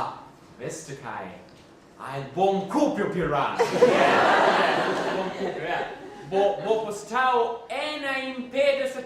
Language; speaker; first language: Slovenian; non-native, learner; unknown